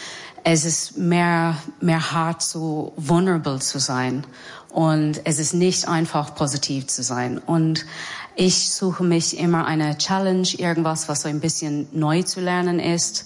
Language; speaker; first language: German; non-native, learner; English